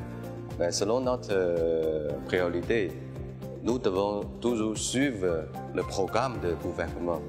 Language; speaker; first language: French; non-native, fluent; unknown